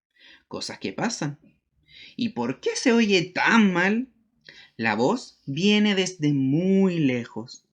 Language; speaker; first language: Spanish; native; Spanish